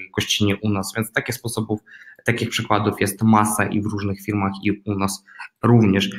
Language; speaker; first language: Polish; non-native, fluent; Ukrainian